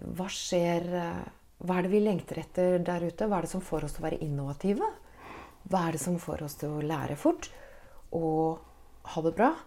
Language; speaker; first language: Norwegian; native; Norwegian